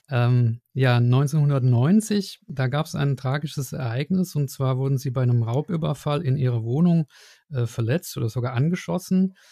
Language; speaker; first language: German; native; German